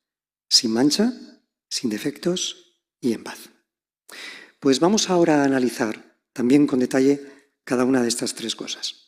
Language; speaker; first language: Spanish; native; Spanish